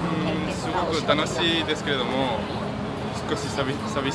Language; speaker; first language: Japanese; non-native, fluent; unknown